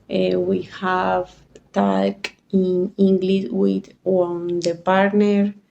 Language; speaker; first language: English; non-native, learner; Spanish